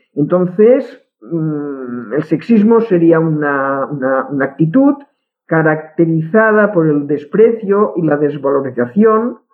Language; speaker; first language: Spanish; non-native, local second language; Catalan